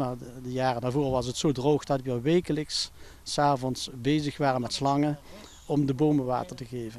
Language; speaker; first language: Dutch; native; Dutch